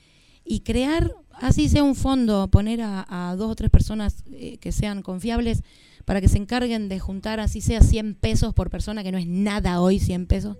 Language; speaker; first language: Spanish; native; Spanish